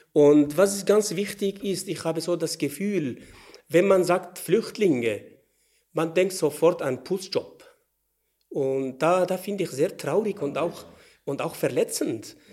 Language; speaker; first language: German; non-native, fluent; Arabic